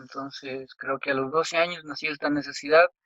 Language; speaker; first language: Spanish; non-native, local second language; Quechua